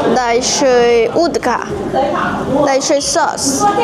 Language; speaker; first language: Russian; non-native, learner; Chinese